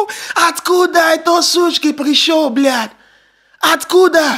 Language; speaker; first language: Russian; non-native, learner; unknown